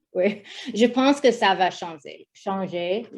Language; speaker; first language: French; non-native, learner; English